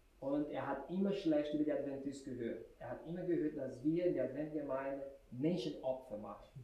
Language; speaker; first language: German; non-native, fluent; Portuguese